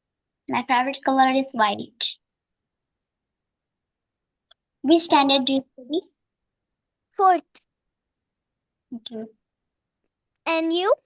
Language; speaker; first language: English; non-native, learner; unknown